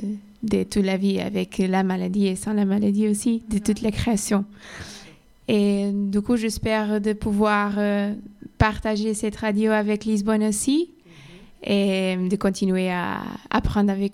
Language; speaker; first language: French; non-native, fluent; Portuguese